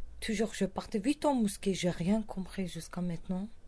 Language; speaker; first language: French; non-native, learner; Kurdish